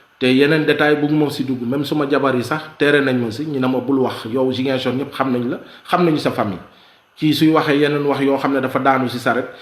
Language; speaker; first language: Wolof; non-native, local second language; Mandingo